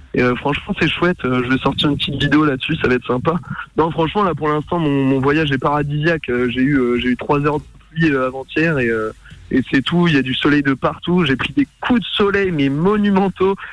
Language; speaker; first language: French; native; French